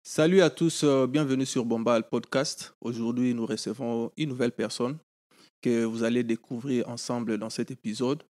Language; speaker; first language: French; non-native, local second language; Lingala